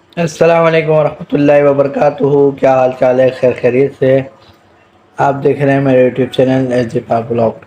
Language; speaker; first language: Urdu; native; Urdu